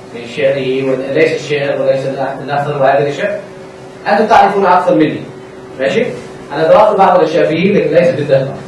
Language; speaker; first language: Arabic; non-native, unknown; English